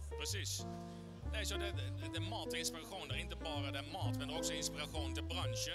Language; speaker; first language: Swedish; non-native, fluent; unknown